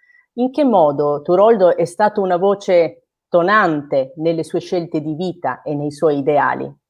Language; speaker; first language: Italian; native; Italian